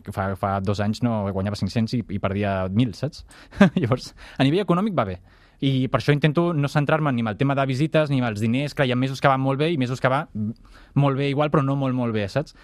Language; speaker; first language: Catalan; native; Catalan